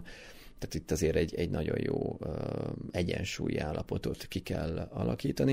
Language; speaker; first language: Hungarian; native; Hungarian